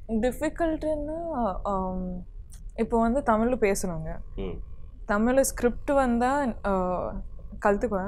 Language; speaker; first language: Tamil; non-native, learner; Kodava